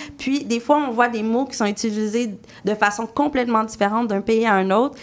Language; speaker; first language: French; native; French